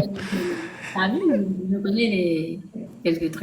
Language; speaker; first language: French; native; French